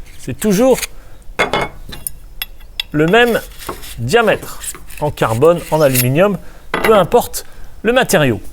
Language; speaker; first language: French; native; French